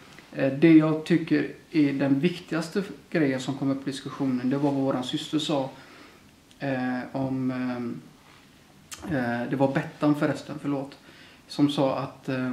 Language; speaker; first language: Swedish; early bilingual, other home language; Somali